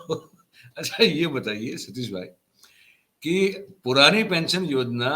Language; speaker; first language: Hindi; non-native, local second language; Gujarati